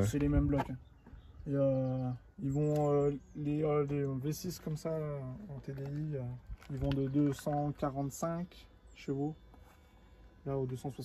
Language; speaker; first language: French; native; French